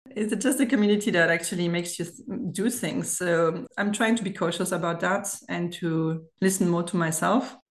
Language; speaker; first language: English; non-native, fluent; German